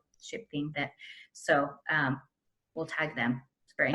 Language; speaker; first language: English; native; English